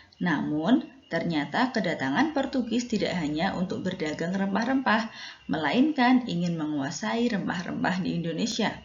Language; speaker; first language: Indonesian; native; Indonesian